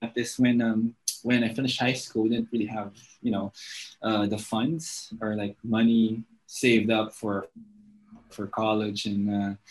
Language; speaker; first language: English; native; English